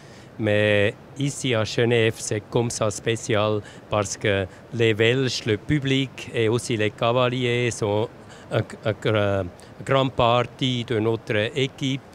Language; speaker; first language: French; non-native, local second language; German